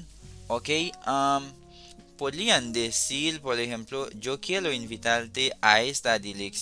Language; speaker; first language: Spanish; non-native, fluent; Haitian Creole